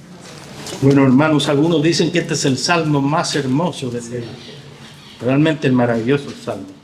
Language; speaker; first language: Spanish; native; Spanish